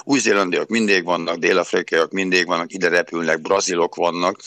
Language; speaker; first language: Hungarian; native; Hungarian